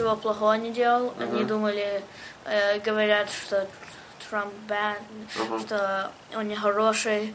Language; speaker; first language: Russian; early bilingual, heritage; Russian